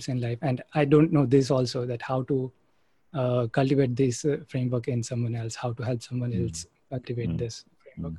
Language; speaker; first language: English; non-native, local second language; Gujarati